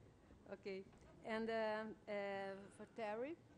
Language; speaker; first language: English; non-native, learner; Portuguese